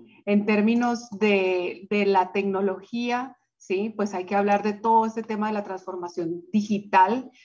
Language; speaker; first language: Spanish; native; Spanish